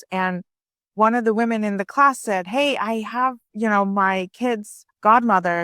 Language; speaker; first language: English; early bilingual, other home language; Persian